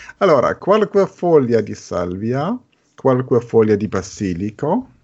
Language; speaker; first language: Italian; non-native, fluent; German